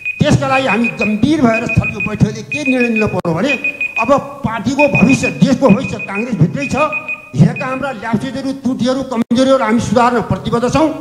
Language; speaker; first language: Nepali; native; Nepali